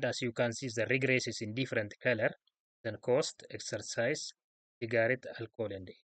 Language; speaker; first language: English; non-native, local second language; Oromo